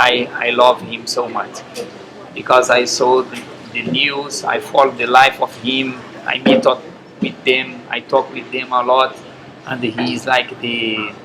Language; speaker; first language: English; non-native, learner; Portuguese